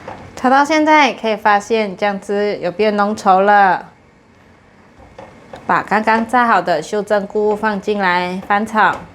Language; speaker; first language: Chinese; native; Chinese